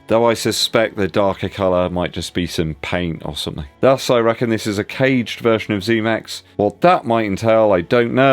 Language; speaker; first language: English; native; English